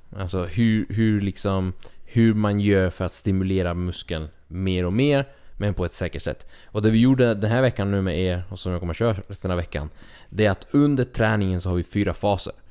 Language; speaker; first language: Swedish; early bilingual, other home language; Spanish